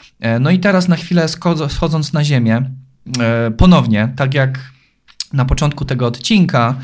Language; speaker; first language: Polish; native; Polish